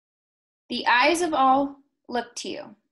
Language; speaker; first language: English; native; English